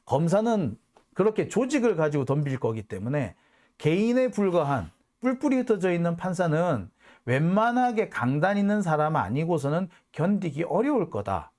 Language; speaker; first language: Korean; native; Korean